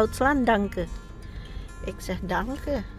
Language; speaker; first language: Dutch; non-native, learner; Indonesian